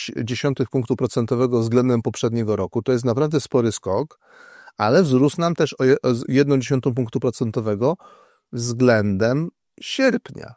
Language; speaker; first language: Polish; native; Polish